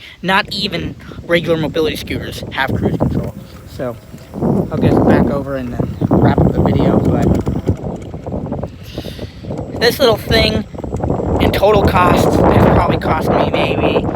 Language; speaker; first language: English; native; English